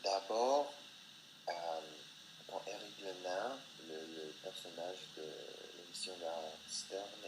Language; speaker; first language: French; non-native, fluent; English